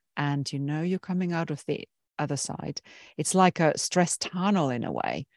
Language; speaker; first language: English; non-native, fluent; Finnish